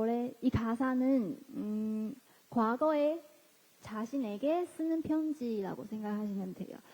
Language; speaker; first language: Korean; non-native, fluent; Chinese